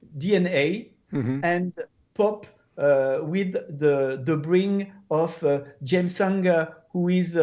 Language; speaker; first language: English; non-native, learner; French